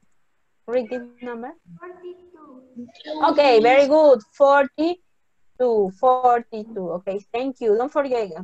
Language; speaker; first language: English; non-native, fluent; Spanish